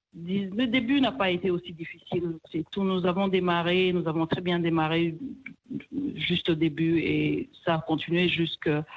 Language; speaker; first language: French; non-native, local second language; Kinyarwanda